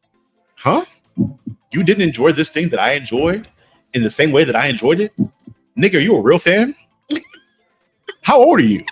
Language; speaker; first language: English; native; English